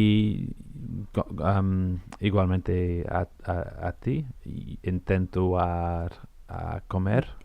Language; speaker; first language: Spanish; non-native, fluent; English